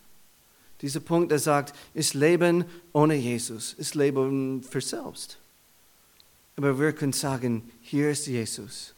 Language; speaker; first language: German; non-native, learner; English